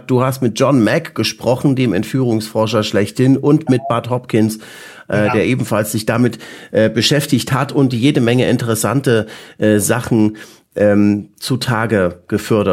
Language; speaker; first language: German; native; German